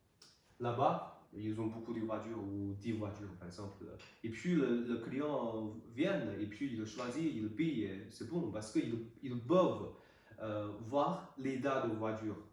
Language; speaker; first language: French; non-native, learner; Chinese